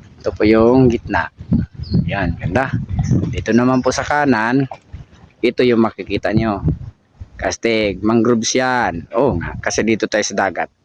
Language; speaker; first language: Filipino; non-native, local second language; Cebuano